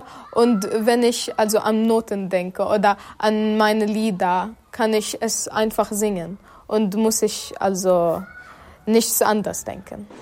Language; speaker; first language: German; non-native, learner; Arabic